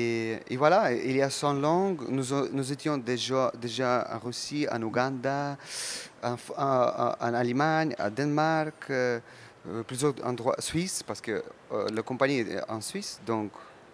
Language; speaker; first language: French; non-native, learner; Russian